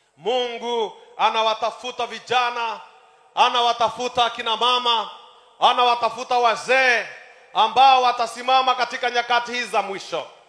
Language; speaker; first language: Swahili; non-native, local second language; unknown